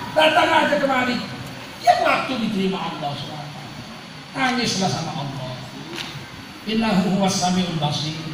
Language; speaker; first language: Indonesian; native; Indonesian